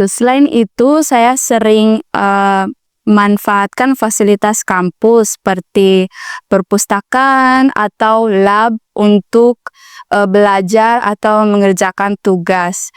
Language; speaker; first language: Indonesian; non-native, learner; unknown